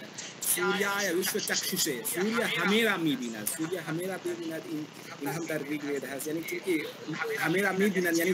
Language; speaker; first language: Persian; non-native, learner; Hindi